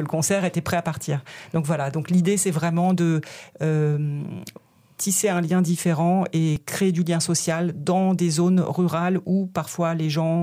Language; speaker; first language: French; native; French